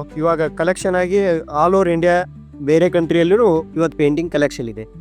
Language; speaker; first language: Kannada; native; Kannada